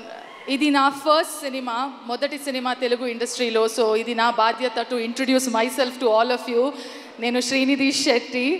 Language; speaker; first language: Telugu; non-native, learner; Kannada